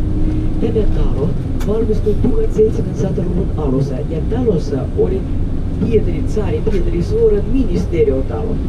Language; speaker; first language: Finnish; non-native, fluent; Russian